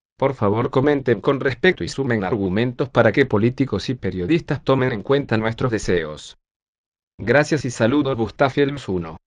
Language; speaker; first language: Spanish; native; Spanish